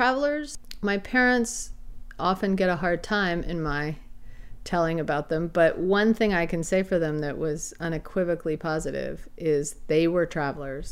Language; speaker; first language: English; native; English